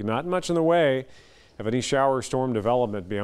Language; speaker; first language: English; native; English